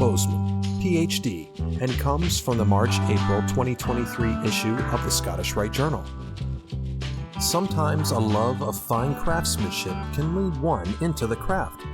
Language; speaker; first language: English; native; English